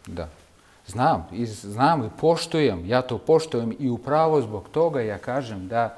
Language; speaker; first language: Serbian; non-native, fluent; Russian